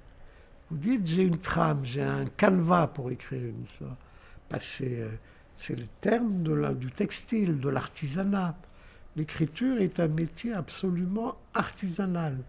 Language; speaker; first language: French; non-native, local second language; Arabic